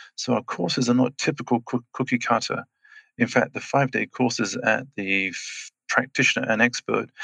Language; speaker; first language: English; native; English